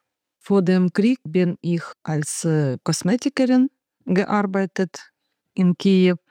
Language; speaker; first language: German; non-native, learner; Ukrainian